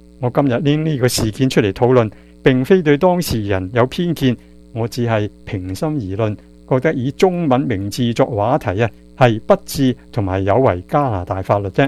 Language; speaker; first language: Chinese; non-native, local second language; Cantonese